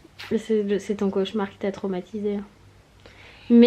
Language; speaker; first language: French; native; French